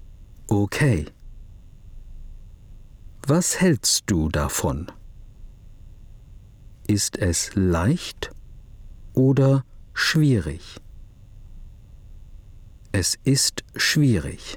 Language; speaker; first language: German; non-native, fluent; English